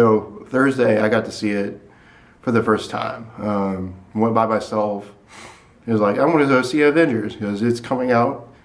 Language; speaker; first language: English; native; English